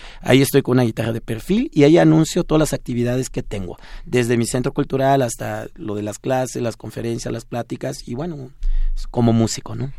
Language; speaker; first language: Spanish; non-native, local second language; Zapotec